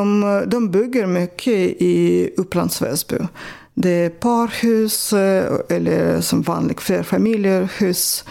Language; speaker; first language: Swedish; non-native, fluent; Russian